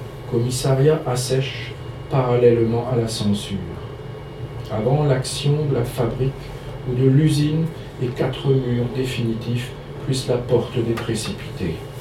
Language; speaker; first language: French; native; French